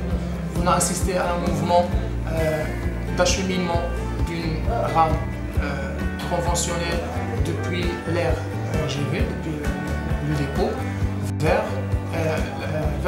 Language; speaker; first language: French; non-native, local second language; Arabic